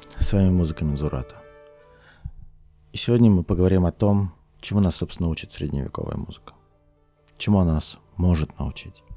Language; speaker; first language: Russian; native; Russian